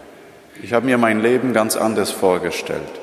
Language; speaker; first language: German; non-native, fluent; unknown